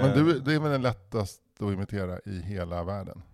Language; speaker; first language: Swedish; native; Swedish